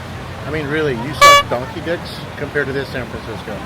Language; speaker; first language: English; native; English